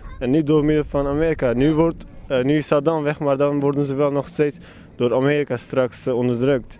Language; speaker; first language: Dutch; early bilingual, other home language; Turkish